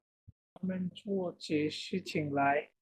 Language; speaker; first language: Chinese; non-native, learner; Bangla